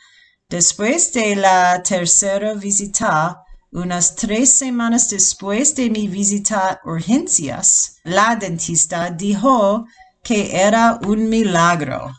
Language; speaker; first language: Spanish; non-native, fluent; English